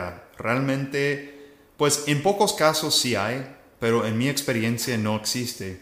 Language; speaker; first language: Spanish; non-native, fluent; English